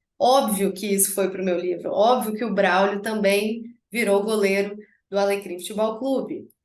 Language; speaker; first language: Portuguese; native; Portuguese